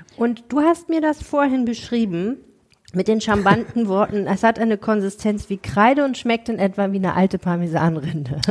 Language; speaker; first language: German; native; German